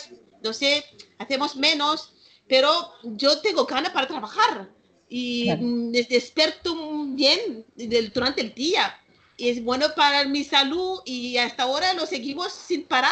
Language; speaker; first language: Spanish; non-native, learner; Malagasy